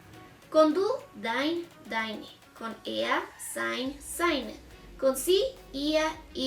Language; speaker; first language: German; non-native, fluent; Spanish